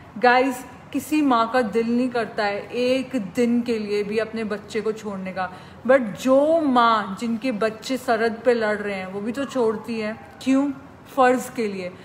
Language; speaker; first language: Hindi; native; Hindi